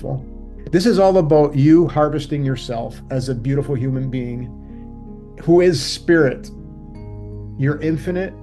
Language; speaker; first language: English; native; English